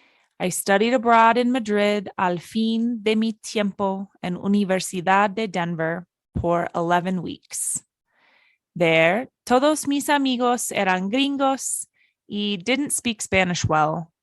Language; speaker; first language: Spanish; non-native, fluent; English